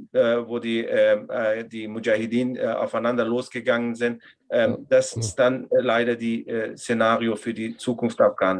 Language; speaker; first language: German; non-native, fluent; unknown